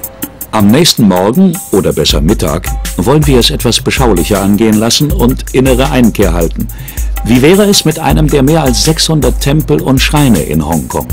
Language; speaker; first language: German; native; German